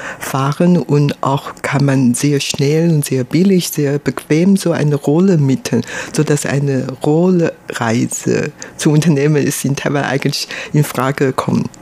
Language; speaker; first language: German; non-native, fluent; Hakka Chinese